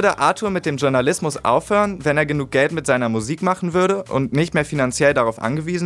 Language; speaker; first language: German; native; German